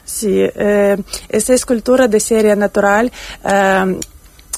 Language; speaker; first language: Spanish; non-native, learner; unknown